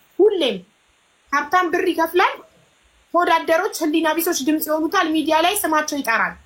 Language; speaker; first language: Amharic; native; Amharic